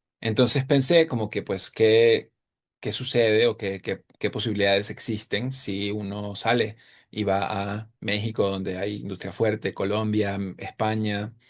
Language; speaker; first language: Spanish; native; Spanish